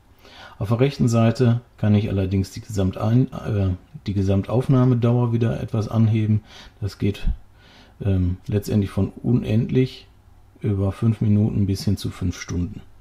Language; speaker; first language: German; native; German